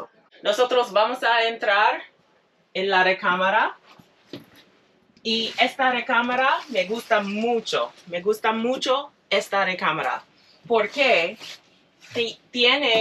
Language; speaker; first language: Spanish; non-native, fluent; English